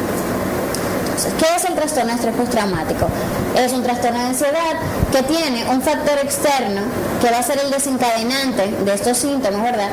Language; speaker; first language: Spanish; native; Spanish